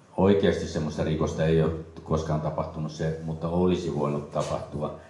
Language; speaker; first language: Finnish; native; Finnish